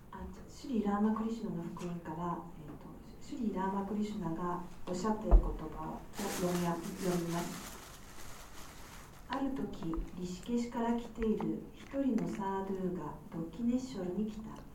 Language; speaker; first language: Japanese; native; Japanese